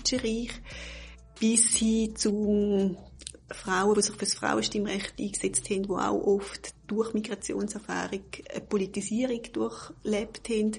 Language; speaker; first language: German; native; German